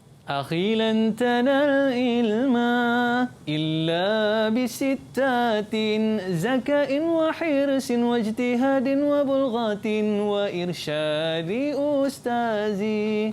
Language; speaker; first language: Arabic; non-native, local second language; Malay